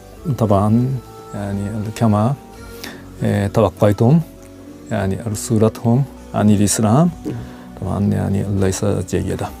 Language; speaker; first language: Arabic; non-native, learner; Japanese